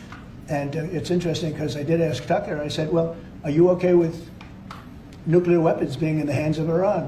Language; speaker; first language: English; native; English